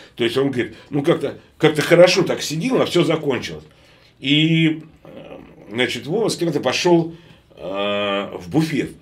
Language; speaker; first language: Russian; native; Russian